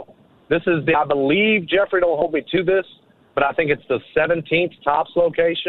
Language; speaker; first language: English; native; English